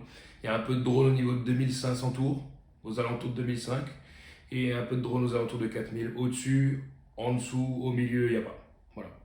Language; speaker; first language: French; native; French